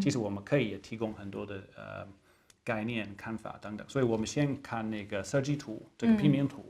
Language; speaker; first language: Chinese; non-native, fluent; English